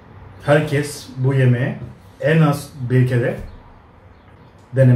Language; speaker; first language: Turkish; non-native, learner; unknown